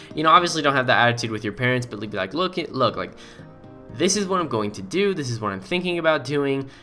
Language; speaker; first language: English; native; English